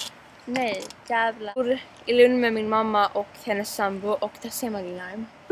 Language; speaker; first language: Swedish; native; Swedish